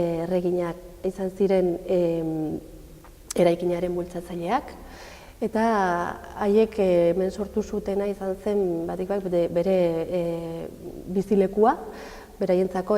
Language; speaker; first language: Basque; non-native, local second language; Spanish